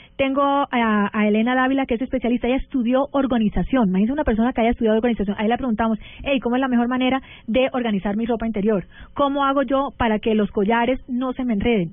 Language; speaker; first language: Spanish; early bilingual, heritage; Spanish